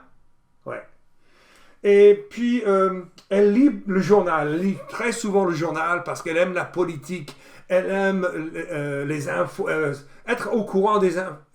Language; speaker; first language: French; non-native, fluent; English